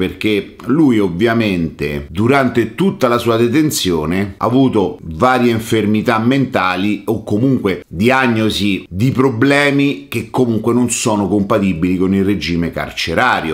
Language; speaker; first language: Italian; native; Italian